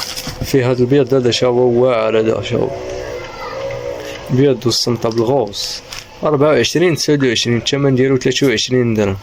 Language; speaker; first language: Arabic; native; Arabic